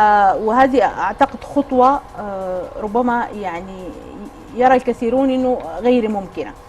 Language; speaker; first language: Arabic; native; Arabic